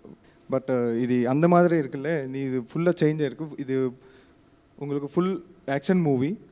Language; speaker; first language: Tamil; non-native, learner; Telugu